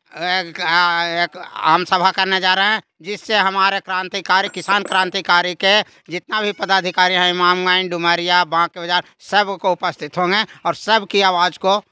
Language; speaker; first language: Hindi; native; Hindi